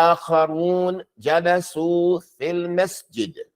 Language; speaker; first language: Arabic; non-native, fluent; English